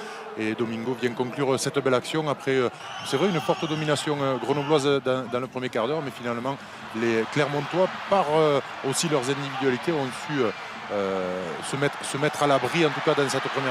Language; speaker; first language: French; native; French